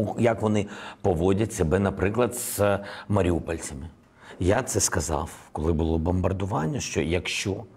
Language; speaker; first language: Ukrainian; non-native, local second language; Russian